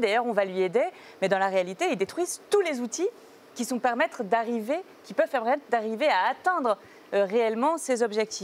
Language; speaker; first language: French; native; French